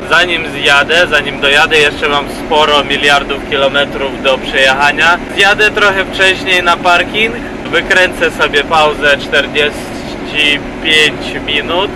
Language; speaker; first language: Polish; non-native, fluent; Ukrainian